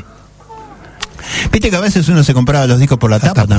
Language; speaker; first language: Spanish; native; Spanish